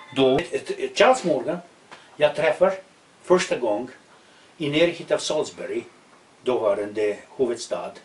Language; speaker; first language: Swedish; non-native, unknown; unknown